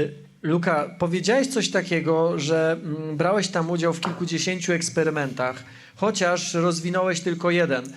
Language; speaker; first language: Polish; native; Polish